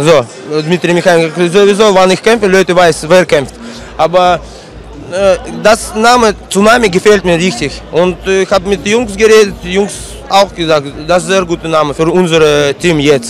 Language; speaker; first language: German; non-native, learner; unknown